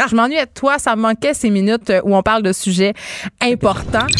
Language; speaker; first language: French; native; French